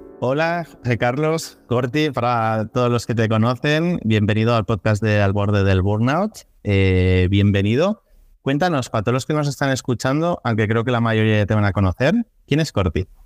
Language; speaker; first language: Spanish; native; Spanish